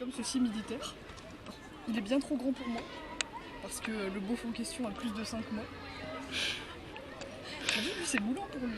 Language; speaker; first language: French; native; French